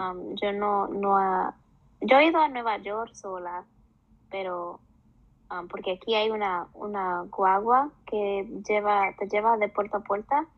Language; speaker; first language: Spanish; early bilingual, heritage; Spanish